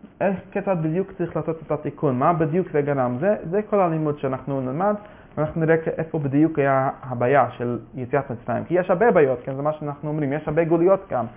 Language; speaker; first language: Hebrew; non-native, fluent; Yiddish